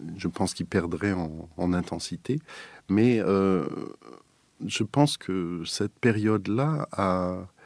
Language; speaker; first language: French; native; French